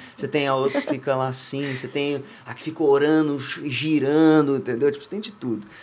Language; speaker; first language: Portuguese; native; Portuguese